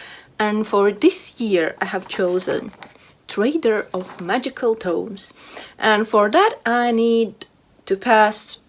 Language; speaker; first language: English; non-native, fluent; Latvian